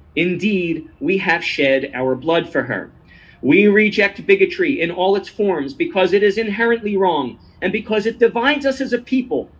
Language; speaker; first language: English; native; English